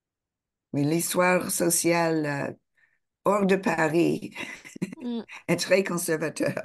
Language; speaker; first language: French; non-native, fluent; English